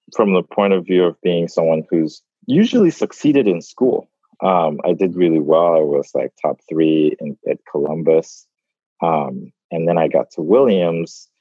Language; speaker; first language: English; non-native, local second language; Igbo